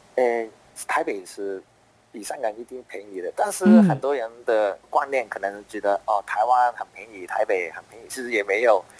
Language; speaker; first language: Chinese; non-native, fluent; Cantonese